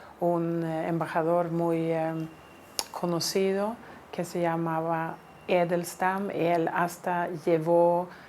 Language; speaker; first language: Spanish; non-native, fluent; Swedish